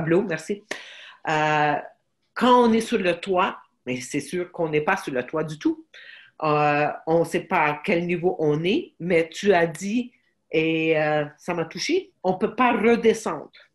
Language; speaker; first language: French; non-native, fluent; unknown